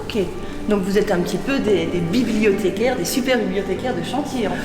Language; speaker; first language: French; native; French